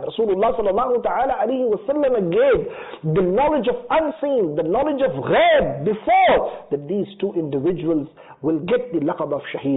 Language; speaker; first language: English; non-native, local second language; Urdu